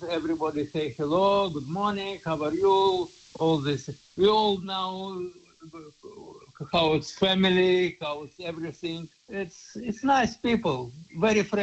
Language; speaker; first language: English; non-native, learner; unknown